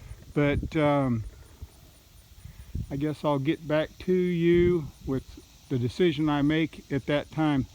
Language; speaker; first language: English; native; English